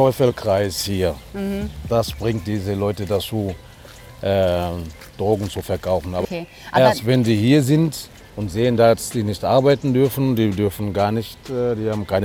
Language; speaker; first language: German; non-native, fluent; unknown